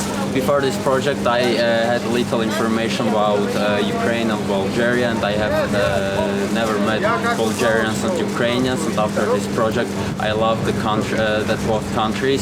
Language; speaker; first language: English; non-native, learner; Georgian